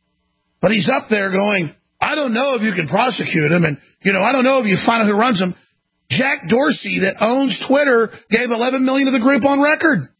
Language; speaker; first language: English; native; English